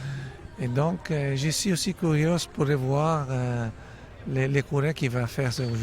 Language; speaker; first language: French; non-native, learner; Italian